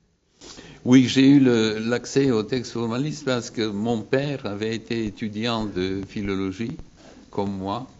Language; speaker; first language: French; non-native, fluent; Bulgarian